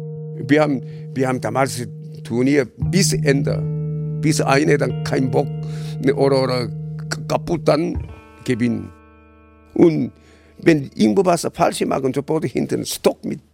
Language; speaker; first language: German; non-native, learner; Korean